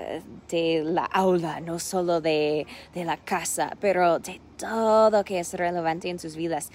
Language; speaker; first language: Spanish; non-native, fluent; English